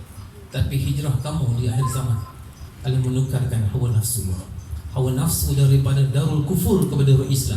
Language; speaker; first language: Malay; native; Malay